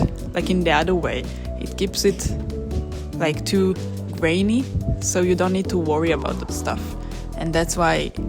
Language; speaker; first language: English; non-native, fluent; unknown